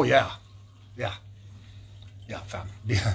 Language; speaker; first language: Indonesian; non-native, learner; English